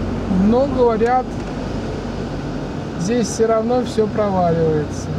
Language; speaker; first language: Russian; native; Russian